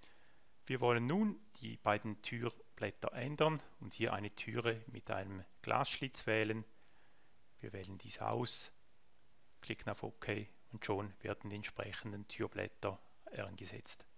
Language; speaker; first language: German; native; German